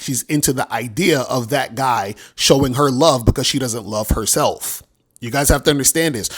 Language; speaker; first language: English; native; English